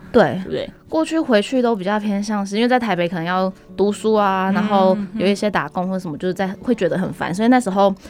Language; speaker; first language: Chinese; native; Chinese